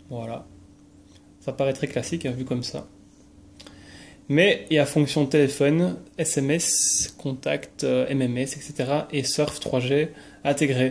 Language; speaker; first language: French; native; French